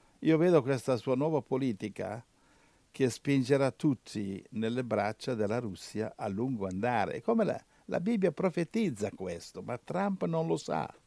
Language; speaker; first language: Italian; native; Italian